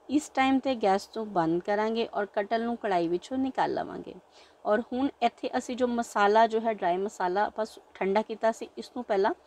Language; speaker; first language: Hindi; non-native, local second language; Punjabi